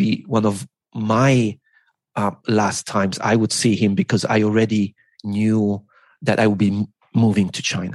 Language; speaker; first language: English; non-native, fluent; Polish